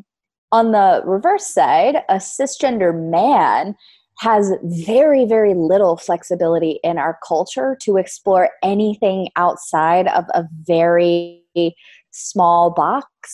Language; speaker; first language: English; native; English